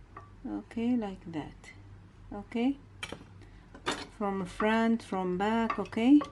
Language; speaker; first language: English; non-native, learner; Arabic